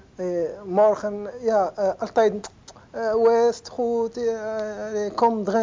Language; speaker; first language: Dutch; non-native, learner; Arabic